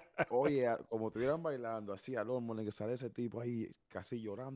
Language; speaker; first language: Spanish; early bilingual, heritage; Spanish